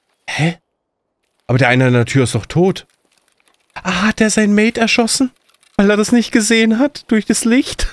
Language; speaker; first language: German; native; German